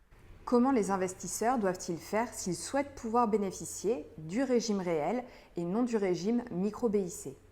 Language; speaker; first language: French; native; French